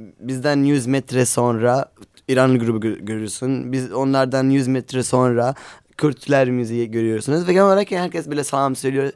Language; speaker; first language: Turkish; non-native, learner; Arabic